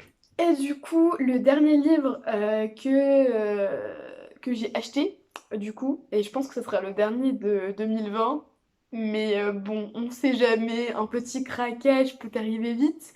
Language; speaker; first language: French; native; French